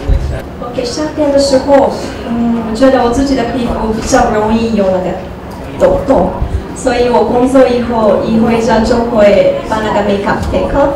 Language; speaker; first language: Chinese; non-native, learner; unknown